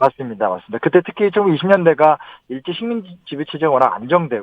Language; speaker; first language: Korean; native; Korean